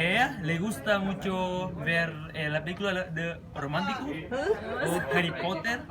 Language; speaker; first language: Spanish; non-native, learner; Indonesian